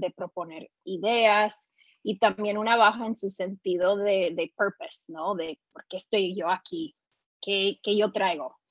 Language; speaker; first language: Spanish; early bilingual, heritage; Spanish